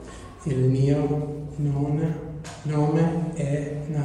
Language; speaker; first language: Italian; non-native, learner; English